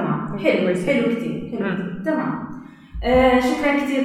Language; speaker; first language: Arabic; native; Arabic